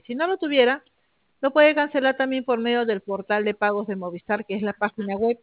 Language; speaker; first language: Spanish; native; Spanish